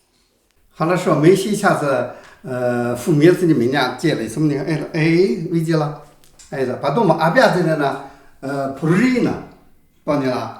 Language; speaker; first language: Russian; non-native, learner; Chinese